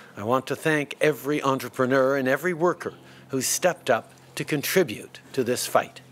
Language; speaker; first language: English; early bilingual, other home language; French